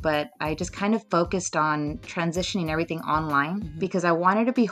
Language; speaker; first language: English; native; English